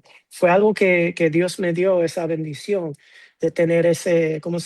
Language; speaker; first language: Spanish; non-native, fluent; English